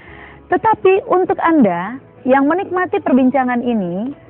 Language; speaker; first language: Indonesian; native; Indonesian